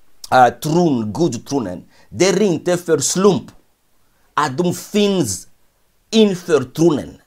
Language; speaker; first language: Swedish; non-native, fluent; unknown